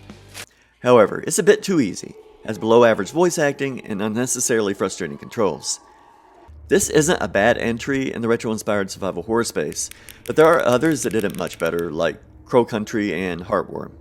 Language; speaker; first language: English; native; English